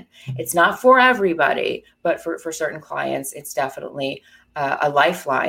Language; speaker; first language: English; native; English